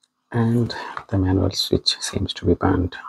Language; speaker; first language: English; non-native, fluent; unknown